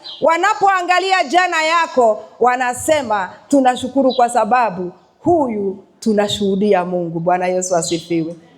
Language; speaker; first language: Swahili; non-native, local second language; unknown